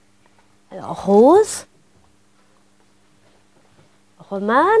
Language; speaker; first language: French; native; French